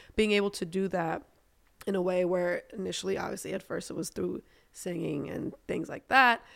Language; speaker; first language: English; non-native, fluent; German